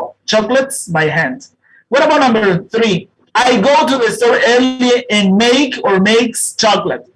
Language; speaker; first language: English; non-native, fluent; Spanish